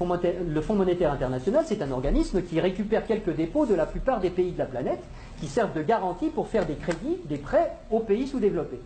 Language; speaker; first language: French; native; French